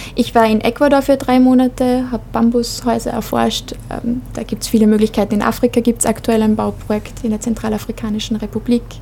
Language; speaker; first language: German; native; German